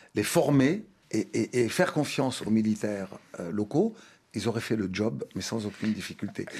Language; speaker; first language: French; non-native, local second language; Arabic